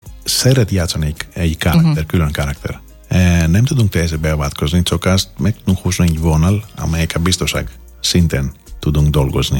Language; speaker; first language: Hungarian; non-native, fluent; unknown